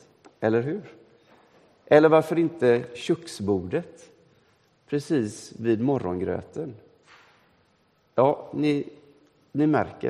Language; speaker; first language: Swedish; native; Swedish